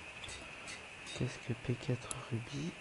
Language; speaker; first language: French; native; French